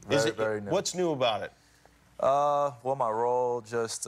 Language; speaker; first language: English; native; English